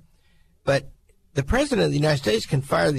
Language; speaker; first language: English; native; English